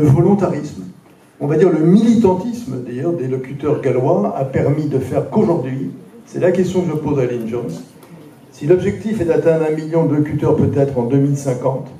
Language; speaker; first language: French; native; French